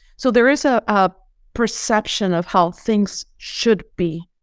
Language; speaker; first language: English; non-native, fluent; Spanish